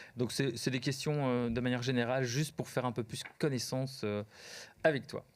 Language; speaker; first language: French; early bilingual, other home language; Portuguese